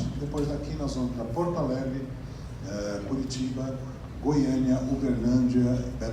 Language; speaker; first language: Portuguese; native; Portuguese